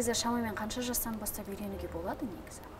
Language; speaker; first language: Kazakh; native; Kazakh